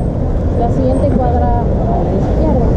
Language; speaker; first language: Spanish; native; Spanish